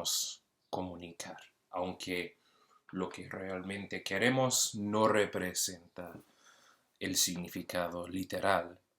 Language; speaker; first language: Spanish; early bilingual, heritage; Spanish